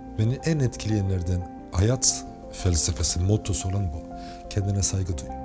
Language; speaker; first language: Turkish; early bilingual, heritage; Turkish